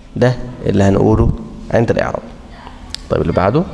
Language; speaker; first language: Arabic; native; Arabic